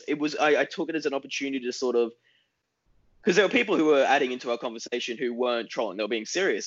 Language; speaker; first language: English; native; English